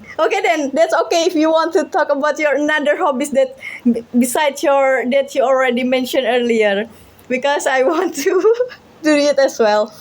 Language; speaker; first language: English; non-native, learner; Indonesian